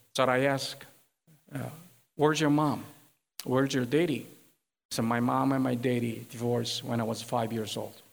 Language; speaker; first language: English; non-native, fluent; Korean